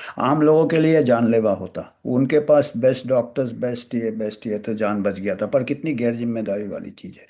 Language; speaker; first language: Hindi; non-native, local second language; Bangla